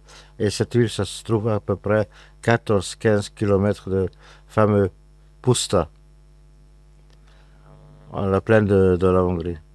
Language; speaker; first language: French; non-native, fluent; Hungarian